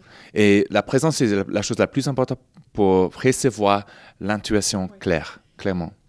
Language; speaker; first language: French; non-native, fluent; English